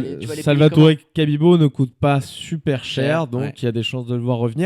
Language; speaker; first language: French; native; French